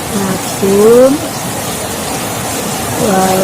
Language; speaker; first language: Arabic; non-native, learner; Indonesian